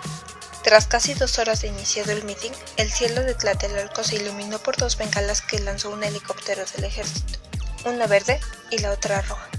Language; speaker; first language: Spanish; native; Spanish